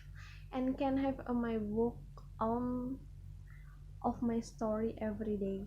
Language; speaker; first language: English; non-native, learner; Indonesian